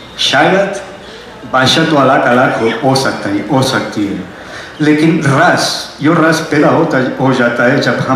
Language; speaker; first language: Hindi; non-native, fluent; Spanish